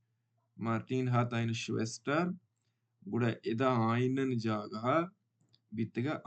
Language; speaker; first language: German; non-native, learner; Baluchi